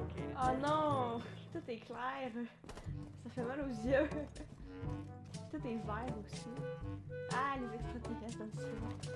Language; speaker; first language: French; native; French